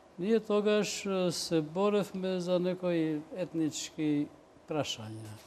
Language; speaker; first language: Macedonian; non-native, local second language; Albanian